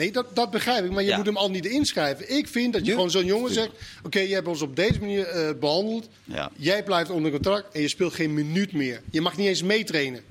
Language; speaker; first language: Dutch; non-native, fluent; Danish